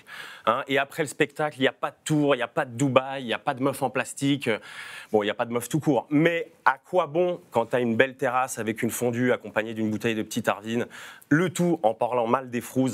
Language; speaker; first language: French; native; French